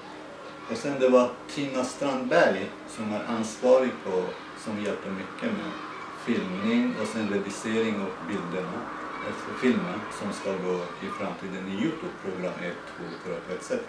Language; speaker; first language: Swedish; non-native, learner; Persian